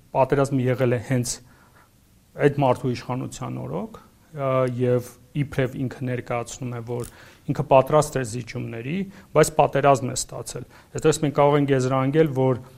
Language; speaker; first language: Armenian; native; Armenian